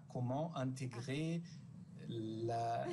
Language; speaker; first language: French; non-native, fluent; Portuguese